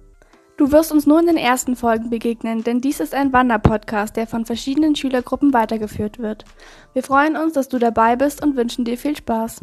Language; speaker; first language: German; native; German